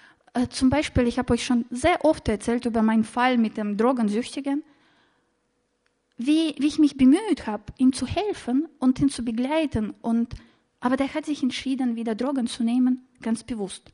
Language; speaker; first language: German; non-native, fluent; Russian